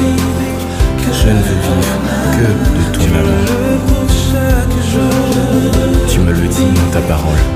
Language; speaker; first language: French; native; French